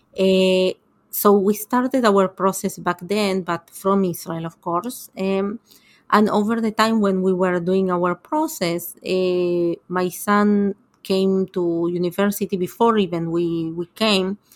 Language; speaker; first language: English; non-native, fluent; Spanish